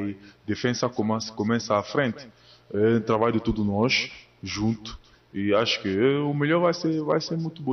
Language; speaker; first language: Portuguese; non-native, learner; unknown